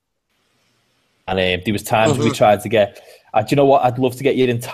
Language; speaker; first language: English; native; English